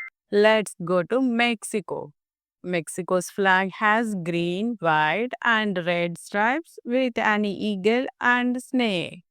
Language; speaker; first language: English; non-native, local second language; Telugu